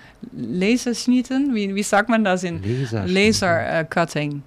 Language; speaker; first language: German; non-native, learner; Dutch